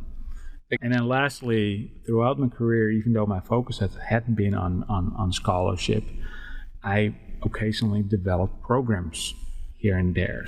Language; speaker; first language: English; non-native, fluent; Dutch